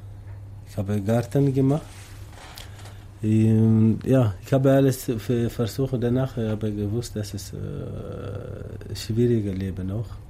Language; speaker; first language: German; non-native, learner; Tamasheq